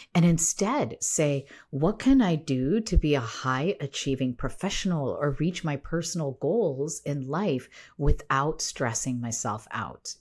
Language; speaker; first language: English; native; English